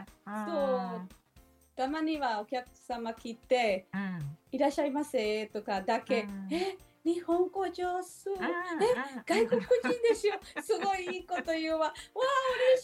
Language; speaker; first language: Japanese; non-native, learner; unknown